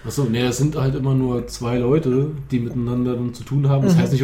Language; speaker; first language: German; native; German